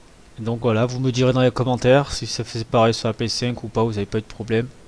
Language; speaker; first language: French; native; French